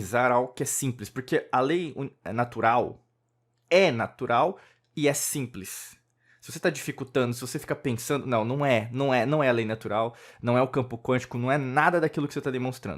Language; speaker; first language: Portuguese; native; Portuguese